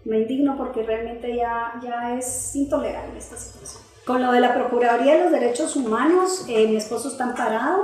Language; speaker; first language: Spanish; native; Spanish